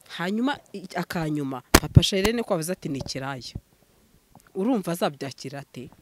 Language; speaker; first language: Kinyarwanda; native; Kinyarwanda